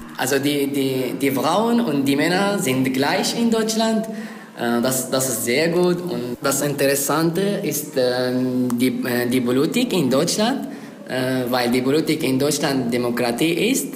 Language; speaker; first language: German; non-native, learner; Arabic